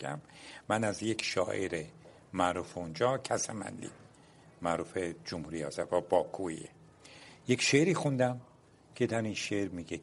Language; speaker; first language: Persian; non-native, local second language; Turkish